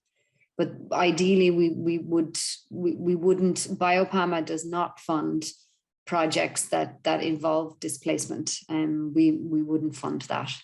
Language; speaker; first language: English; non-native, fluent; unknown